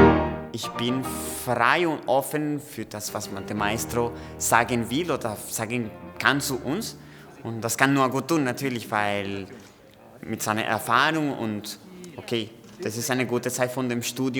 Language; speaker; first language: German; non-native, fluent; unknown